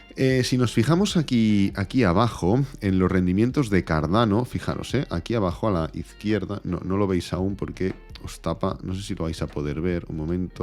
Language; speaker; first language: Spanish; native; Spanish